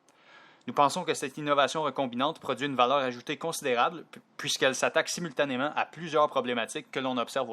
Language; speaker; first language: French; native; French